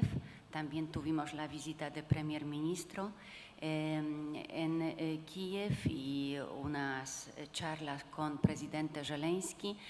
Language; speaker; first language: Spanish; non-native, fluent; Polish